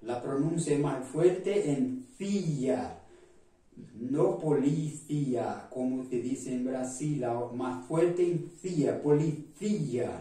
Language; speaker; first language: Spanish; non-native, fluent; Portuguese